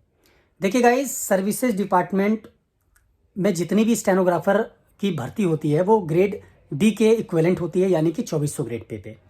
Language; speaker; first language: Hindi; native; Hindi